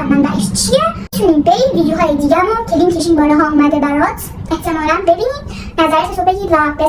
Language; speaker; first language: Persian; native; Persian